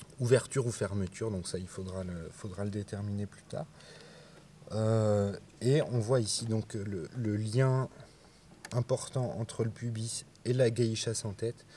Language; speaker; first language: French; native; French